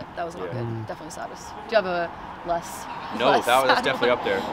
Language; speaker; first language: English; native; English